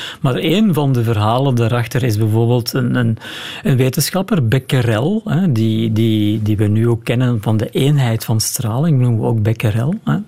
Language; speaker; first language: Dutch; native; Dutch